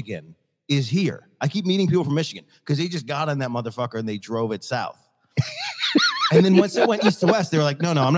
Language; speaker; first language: English; native; English